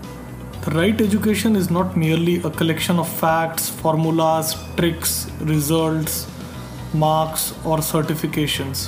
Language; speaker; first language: English; non-native, local second language; Hindi